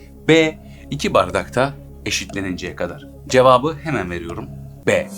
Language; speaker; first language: Turkish; native; Turkish